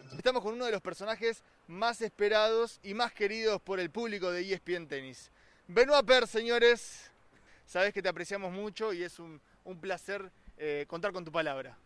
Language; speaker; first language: Spanish; native; Spanish